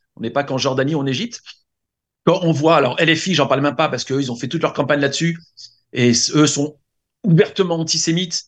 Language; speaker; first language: French; native; French